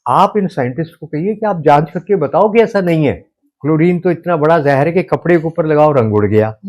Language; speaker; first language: Hindi; native; Hindi